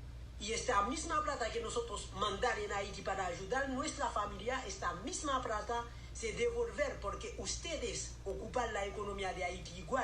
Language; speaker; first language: Spanish; non-native, learner; Haitian Creole